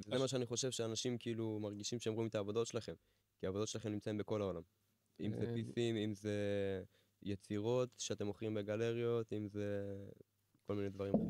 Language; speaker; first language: Hebrew; native; Hebrew